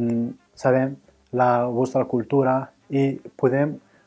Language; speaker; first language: Catalan; non-native, learner; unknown